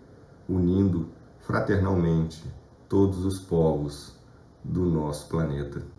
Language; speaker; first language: Portuguese; native; Portuguese